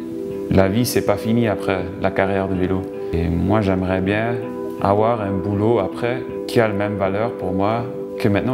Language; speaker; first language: French; non-native, local second language; German